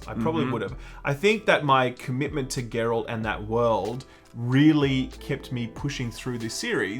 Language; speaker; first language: English; native; English